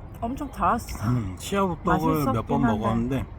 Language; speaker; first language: Korean; non-native, learner; Vietnamese